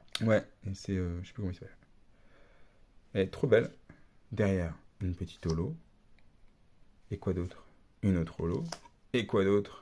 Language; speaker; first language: French; native; French